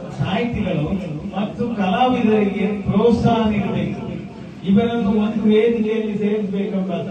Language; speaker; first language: Kannada; non-native, local second language; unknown